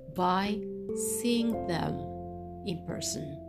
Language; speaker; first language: English; non-native, learner; Japanese